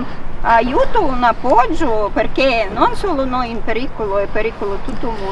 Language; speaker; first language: Italian; non-native, learner; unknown